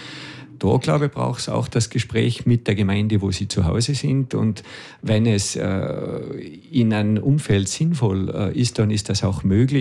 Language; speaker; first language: German; native; German